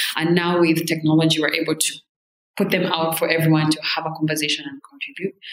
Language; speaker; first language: English; non-native, local second language; Kinyarwanda